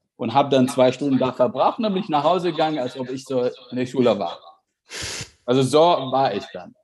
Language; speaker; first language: German; non-native, fluent; Arabic